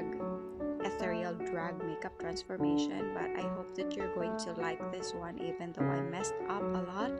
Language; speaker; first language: English; non-native, local second language; Filipino